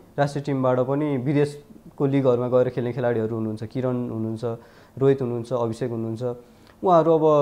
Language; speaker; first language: Nepali; native; Nepali